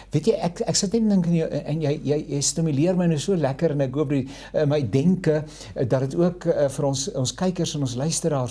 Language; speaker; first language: Afrikaans; native; Afrikaans